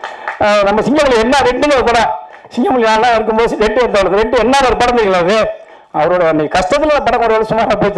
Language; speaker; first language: Tamil; native; Tamil